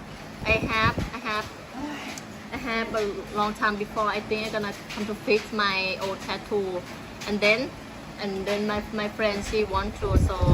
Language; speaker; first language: English; non-native, learner; Thai